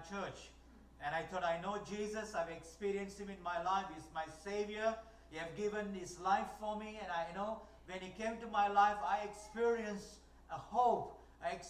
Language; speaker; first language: English; non-native, local second language; Tamil